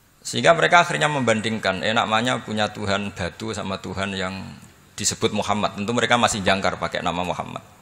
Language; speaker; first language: Indonesian; non-native, local second language; Javanese